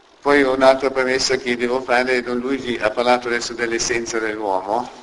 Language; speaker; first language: Italian; non-native, local second language; German